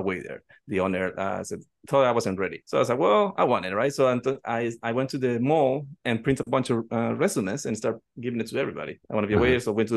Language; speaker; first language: English; non-native, fluent; Spanish